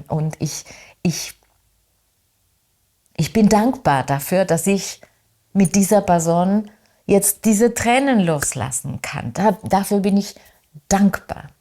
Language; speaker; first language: German; non-native, fluent; Spanish